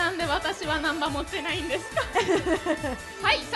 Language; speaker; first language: Japanese; non-native, learner; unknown